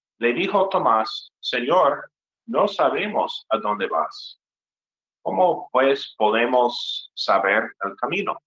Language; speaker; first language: Spanish; non-native, fluent; English